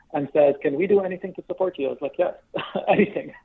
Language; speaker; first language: English; non-native, fluent; Arabic